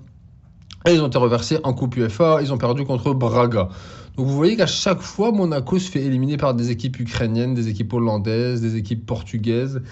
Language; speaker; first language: French; native; French